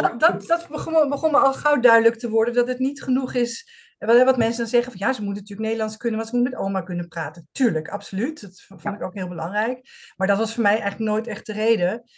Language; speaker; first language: Dutch; native; Dutch